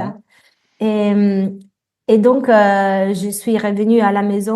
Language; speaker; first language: French; non-native, fluent; Italian